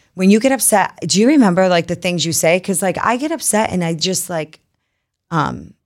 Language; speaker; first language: English; native; English